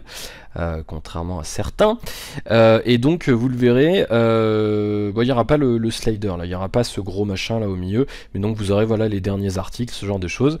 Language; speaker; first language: French; native; French